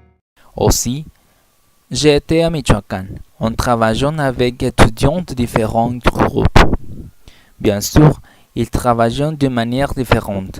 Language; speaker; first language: French; non-native, learner; Spanish